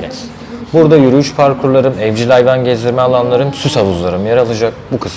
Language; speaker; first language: Turkish; native; Turkish